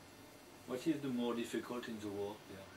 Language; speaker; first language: English; non-native, learner; French